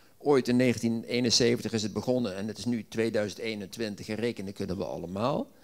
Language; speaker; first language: Dutch; native; Dutch